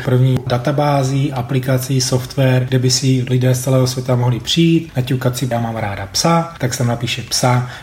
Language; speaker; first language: Czech; native; Czech